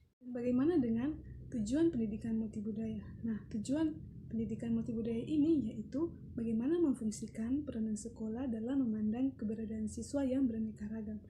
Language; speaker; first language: Indonesian; native; Indonesian